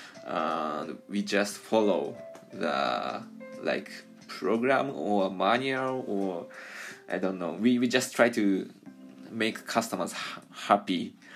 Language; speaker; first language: English; non-native, learner; Japanese